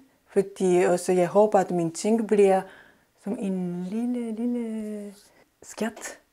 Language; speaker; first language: Danish; non-native, fluent; Japanese